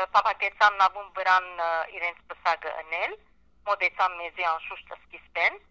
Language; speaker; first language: Armenian; early bilingual, heritage; Armenian